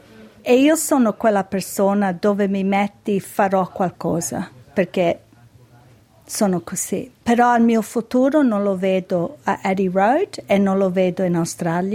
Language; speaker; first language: Italian; early bilingual, heritage; Italian